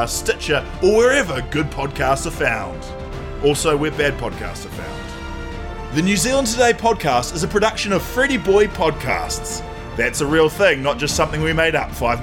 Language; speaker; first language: English; native; English